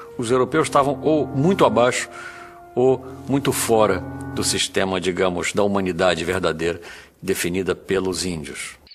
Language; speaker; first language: Portuguese; native; Portuguese